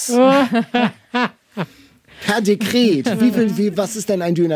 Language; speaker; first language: German; native; German